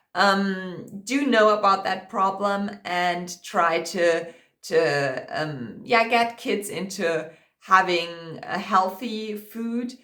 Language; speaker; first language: English; non-native, fluent; German